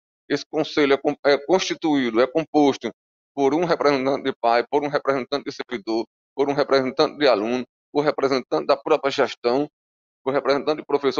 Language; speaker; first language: Portuguese; native; Portuguese